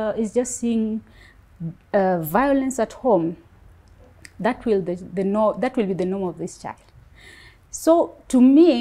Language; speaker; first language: English; non-native, local second language; Luo (Kenya and Tanzania)